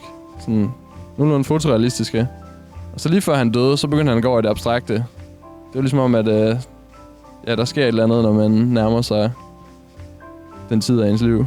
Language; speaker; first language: Danish; native; Danish